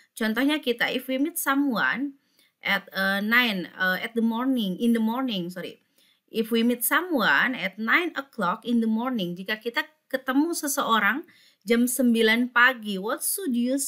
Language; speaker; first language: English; non-native, fluent; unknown